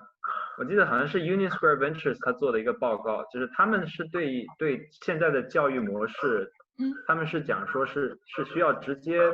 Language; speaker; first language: Chinese; native; Chinese